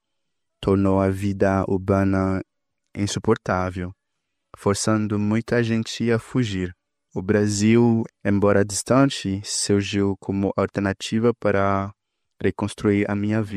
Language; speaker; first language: Portuguese; non-native, fluent; Haitian Creole